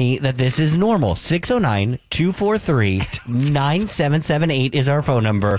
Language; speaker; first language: English; native; English